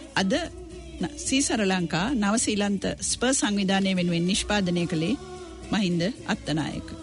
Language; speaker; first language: Sinhala; native; Sinhala